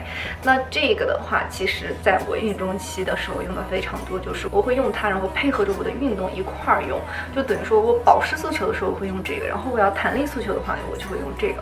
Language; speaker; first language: Chinese; native; Chinese